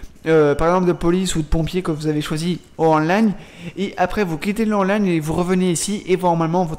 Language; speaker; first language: French; native; French